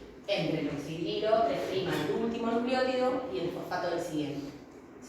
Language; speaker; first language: Spanish; native; Spanish